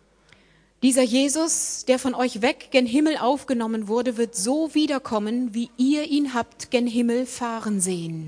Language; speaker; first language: German; native; German